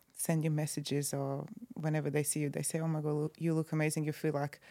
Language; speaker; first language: English; non-native, fluent; Croatian